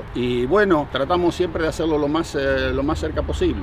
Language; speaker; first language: Spanish; native; Spanish